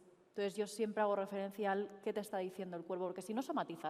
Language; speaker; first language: Spanish; native; Spanish